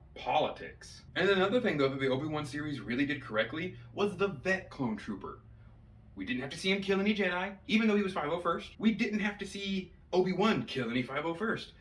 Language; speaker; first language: English; native; English